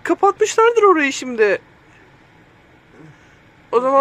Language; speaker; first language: Turkish; native; Turkish